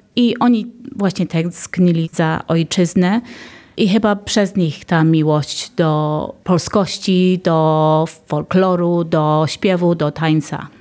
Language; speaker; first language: Polish; early bilingual, heritage; Polish